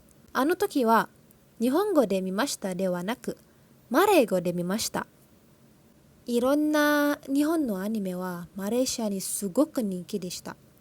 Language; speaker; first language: Japanese; non-native, learner; Malay